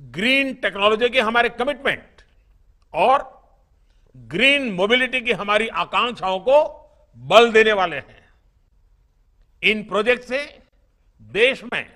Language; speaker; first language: Hindi; non-native, local second language; Gujarati